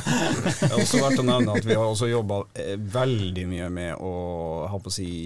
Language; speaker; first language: Norwegian; native; Norwegian